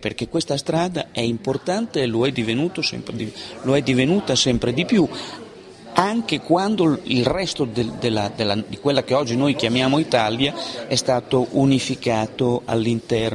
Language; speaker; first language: Italian; native; Italian